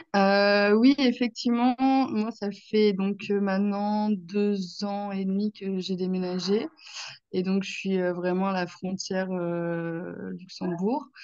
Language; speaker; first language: French; native; French